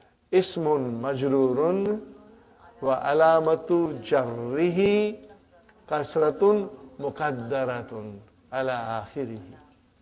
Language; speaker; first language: Arabic; non-native, fluent; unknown